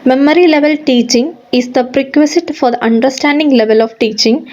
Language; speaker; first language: English; non-native, local second language; Malayalam